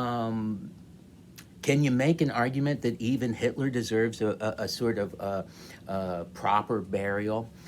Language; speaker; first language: English; native; English